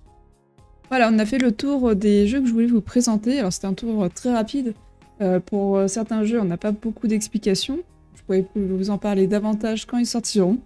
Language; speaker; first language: French; native; French